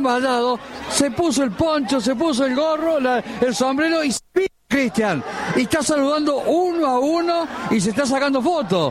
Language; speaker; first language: Spanish; native; Spanish